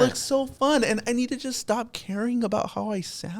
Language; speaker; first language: English; native; English